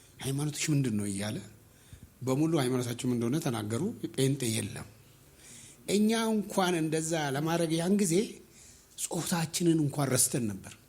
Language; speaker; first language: Amharic; non-native, local second language; Oromo